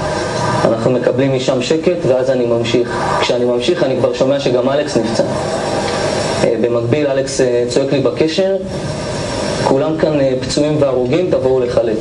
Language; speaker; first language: Hebrew; native; Hebrew